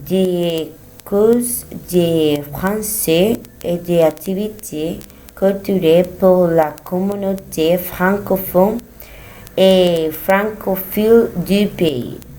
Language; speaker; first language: French; non-native, learner; Spanish